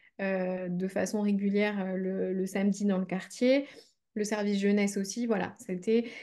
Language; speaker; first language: French; native; French